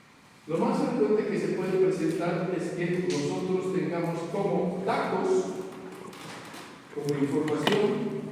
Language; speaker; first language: Spanish; native; Spanish